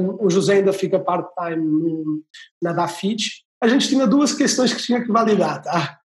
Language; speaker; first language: Portuguese; native; Portuguese